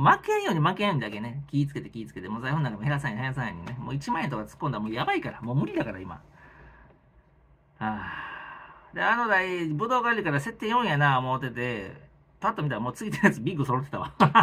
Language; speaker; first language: Japanese; native; Japanese